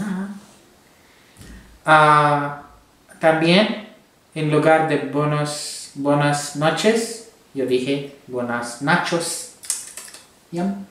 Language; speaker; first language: Spanish; non-native, learner; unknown